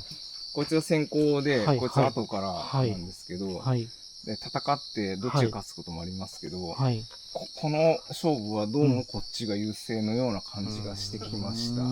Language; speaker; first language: Japanese; native; Japanese